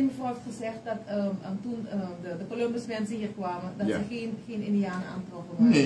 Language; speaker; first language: Dutch; native; Dutch